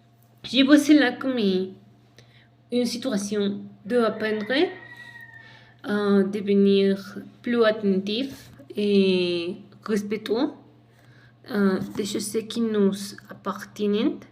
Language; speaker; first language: French; non-native, learner; Spanish